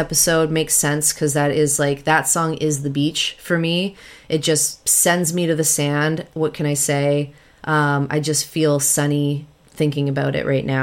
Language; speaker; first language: English; native; English